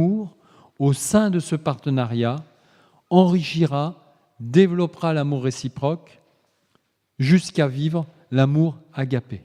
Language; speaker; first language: French; native; French